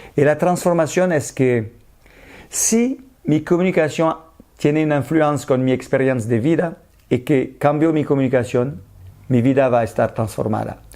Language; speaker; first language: Spanish; non-native, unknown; French